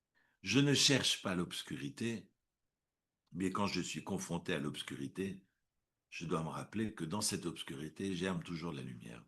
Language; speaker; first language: French; native; French